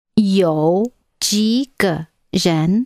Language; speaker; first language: Chinese; non-native, learner; English